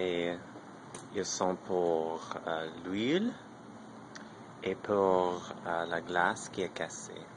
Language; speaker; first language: French; non-native, learner; English